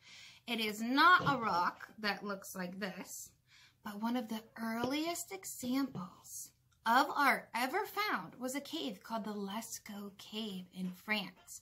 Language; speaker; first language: English; native; English